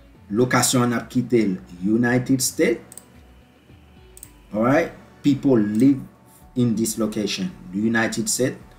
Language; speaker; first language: English; non-native, learner; Haitian Creole